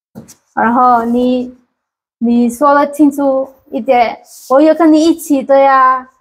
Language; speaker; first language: Chinese; non-native, learner; Indonesian